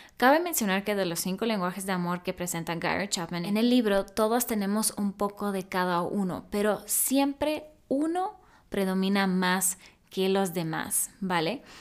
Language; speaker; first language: Spanish; early bilingual, other home language; Russian